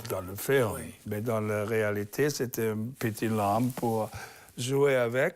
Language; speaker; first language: French; non-native, learner; German